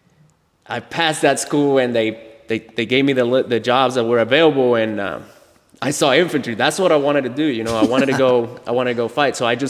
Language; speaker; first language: English; non-native, fluent; Spanish